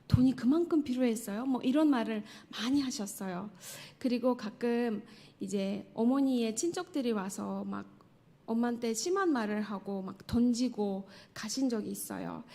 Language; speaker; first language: Korean; non-native, fluent; Tajik